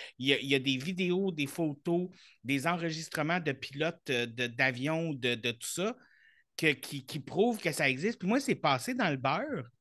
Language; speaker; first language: French; native; French